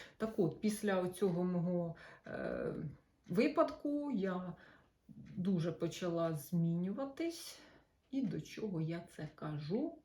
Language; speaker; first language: Ukrainian; non-native, local second language; Russian